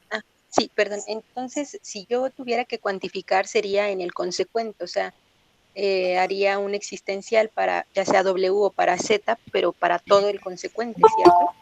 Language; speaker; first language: Spanish; native; Spanish